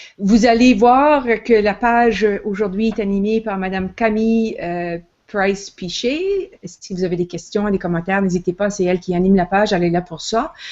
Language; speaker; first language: French; native; French